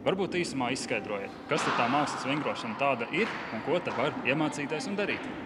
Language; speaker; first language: Latvian; native; Latvian